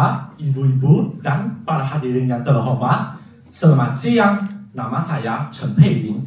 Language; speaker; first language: Indonesian; non-native, fluent; Chinese